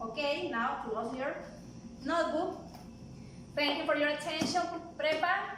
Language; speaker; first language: English; non-native, fluent; Spanish